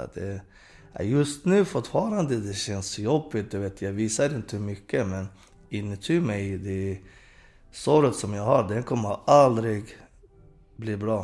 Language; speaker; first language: Swedish; non-native, fluent; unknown